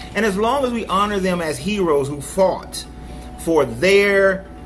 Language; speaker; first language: English; native; English